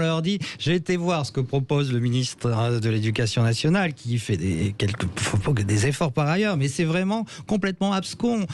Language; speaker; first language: French; native; French